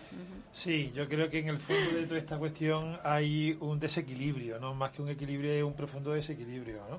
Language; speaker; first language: Spanish; native; Spanish